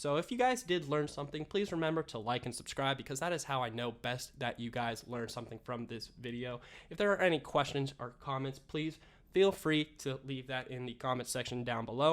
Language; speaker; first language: English; native; English